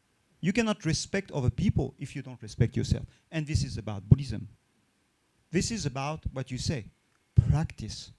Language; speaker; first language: English; non-native, fluent; French